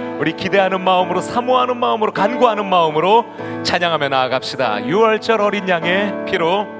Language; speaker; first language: Korean; native; Korean